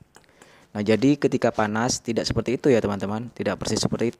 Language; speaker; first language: Indonesian; non-native, local second language; Madurese